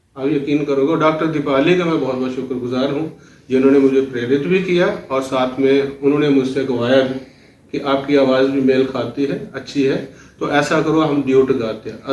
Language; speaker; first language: Hindi; non-native, local second language; Dogri